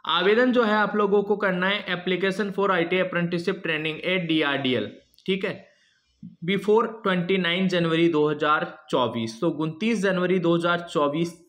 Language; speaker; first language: Hindi; native; Hindi